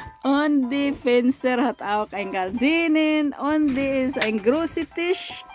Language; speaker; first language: German; non-native, learner; Filipino